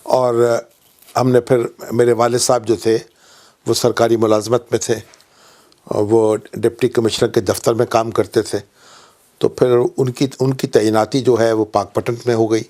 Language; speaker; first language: Urdu; non-native, local second language; Punjabi